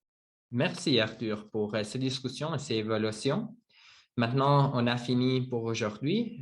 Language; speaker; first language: French; non-native, learner; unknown